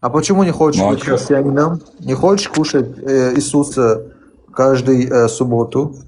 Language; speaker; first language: Russian; early bilingual, heritage; Chechen